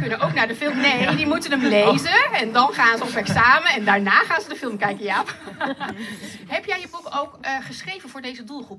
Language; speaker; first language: Dutch; native; Dutch